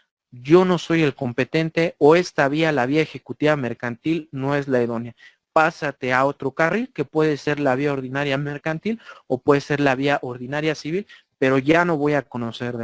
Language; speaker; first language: Spanish; native; Spanish